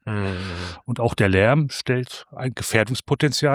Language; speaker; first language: German; native; German